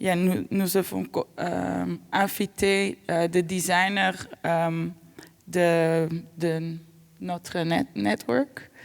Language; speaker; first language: French; non-native, fluent; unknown